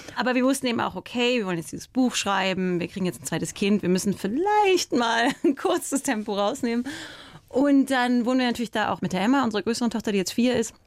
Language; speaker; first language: German; native; German